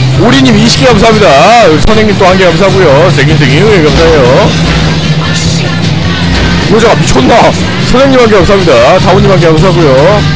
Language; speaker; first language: Korean; native; Korean